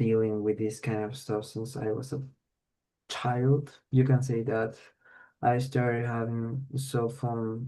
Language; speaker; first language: English; non-native, fluent; Spanish